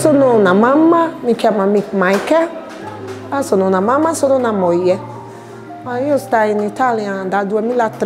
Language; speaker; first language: Italian; non-native, learner; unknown